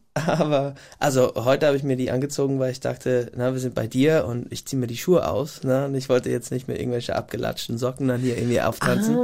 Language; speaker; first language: German; non-native, fluent; English